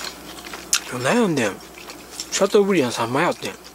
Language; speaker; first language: Japanese; native; Japanese